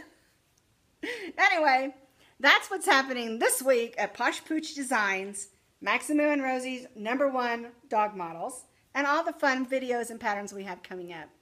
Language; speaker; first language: English; native; English